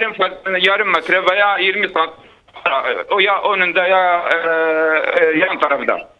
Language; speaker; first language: Turkish; non-native, local second language; Kurdish